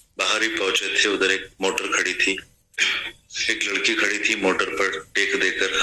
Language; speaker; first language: Hindi; non-native, local second language; Sindhi